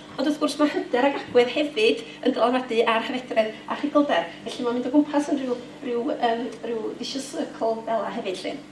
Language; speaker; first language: Welsh; native; Welsh